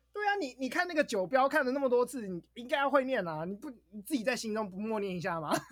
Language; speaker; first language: Chinese; native; Chinese